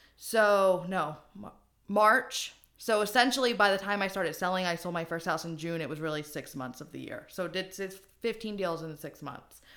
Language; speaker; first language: English; native; English